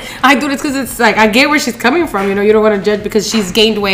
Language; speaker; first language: English; early bilingual, other home language; Spanish